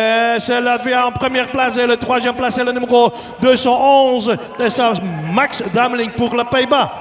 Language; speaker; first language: French; non-native, local second language; Dutch